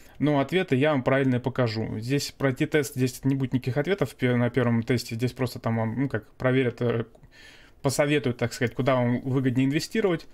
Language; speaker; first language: Russian; native; Russian